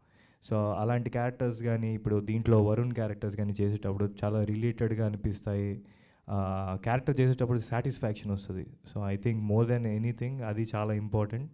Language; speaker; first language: Telugu; native; Telugu